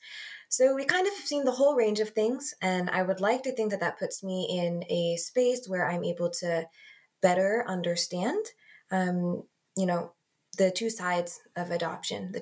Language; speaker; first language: English; native; English